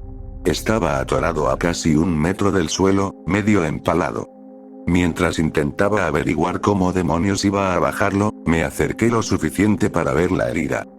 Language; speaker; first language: Spanish; native; Spanish